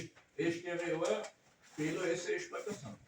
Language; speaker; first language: Portuguese; non-native, learner; German